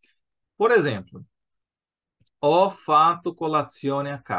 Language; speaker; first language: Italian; non-native, fluent; Portuguese